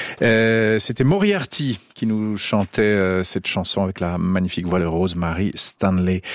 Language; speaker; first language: French; native; French